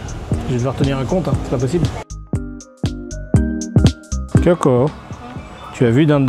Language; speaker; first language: French; native; French